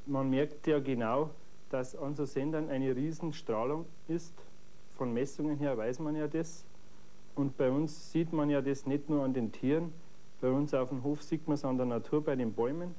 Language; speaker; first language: German; native; German